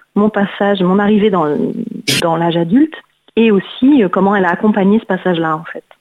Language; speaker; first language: French; native; French